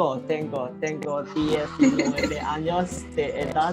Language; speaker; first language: Spanish; non-native, learner; Cantonese